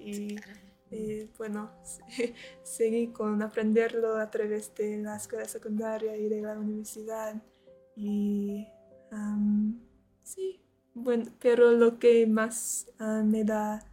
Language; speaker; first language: Spanish; non-native, learner; English